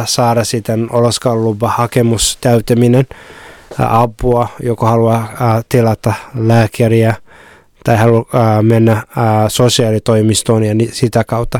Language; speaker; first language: Finnish; non-native, fluent; Somali